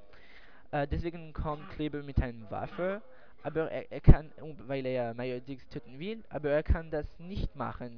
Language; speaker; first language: German; non-native, learner; French